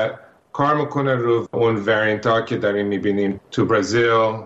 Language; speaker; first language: Persian; early bilingual, heritage; Persian